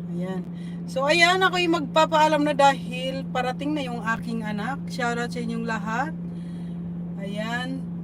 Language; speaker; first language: Filipino; non-native, local second language; Bikol